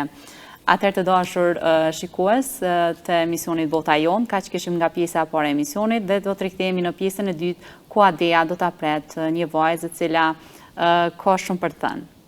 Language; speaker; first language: Albanian; native; Albanian